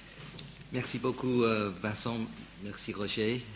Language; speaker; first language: French; non-native, fluent; English